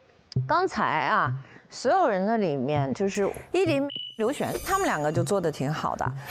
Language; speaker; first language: Chinese; native; Chinese